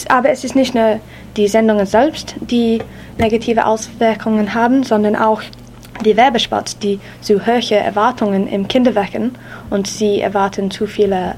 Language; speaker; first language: German; non-native, learner; English